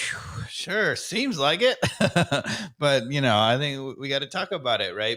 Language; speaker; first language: English; native; English